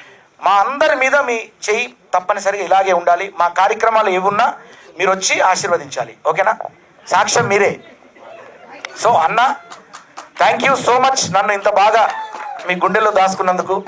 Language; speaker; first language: Telugu; native; Telugu